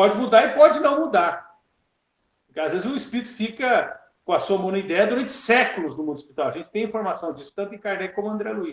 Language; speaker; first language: Portuguese; native; Portuguese